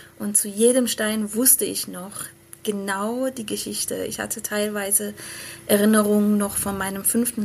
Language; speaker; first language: German; early bilingual, other home language; Persian